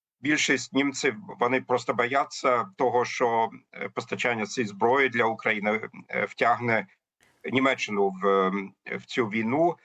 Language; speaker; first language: Ukrainian; non-native, fluent; German